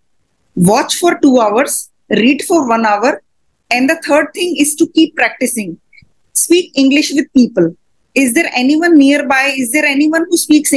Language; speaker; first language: English; non-native, local second language; Hindi